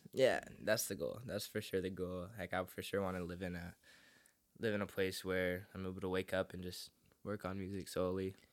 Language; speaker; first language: English; early bilingual, other home language; Filipino